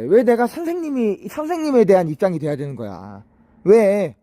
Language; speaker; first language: Korean; native; Korean